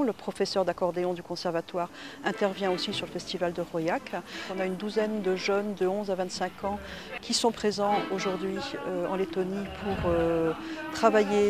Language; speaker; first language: French; native; French